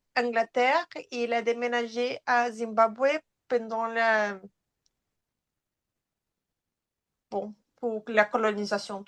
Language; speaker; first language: French; non-native, fluent; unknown